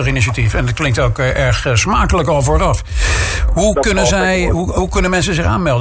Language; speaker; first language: Dutch; native; Dutch